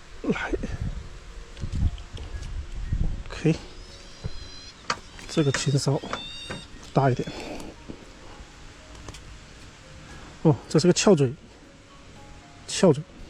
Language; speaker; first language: Chinese; native; Chinese